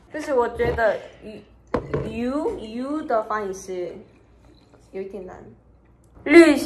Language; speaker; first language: Chinese; non-native, fluent; Korean